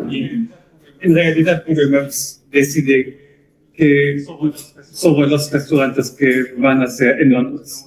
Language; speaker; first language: Spanish; non-native, learner; German